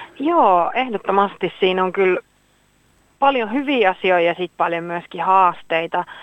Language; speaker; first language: Finnish; native; Finnish